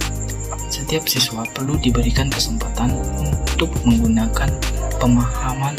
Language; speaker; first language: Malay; non-native, local second language; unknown